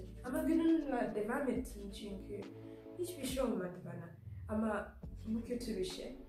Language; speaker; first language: Turkish; non-native, fluent; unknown